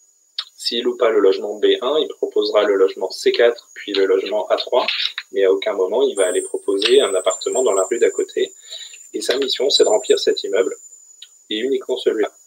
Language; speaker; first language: French; native; French